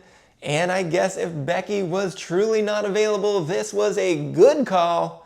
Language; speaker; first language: English; native; English